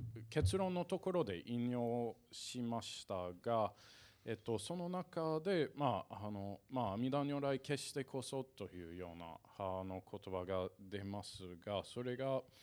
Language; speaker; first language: Japanese; non-native, fluent; English